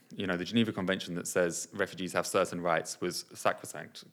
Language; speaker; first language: English; native; English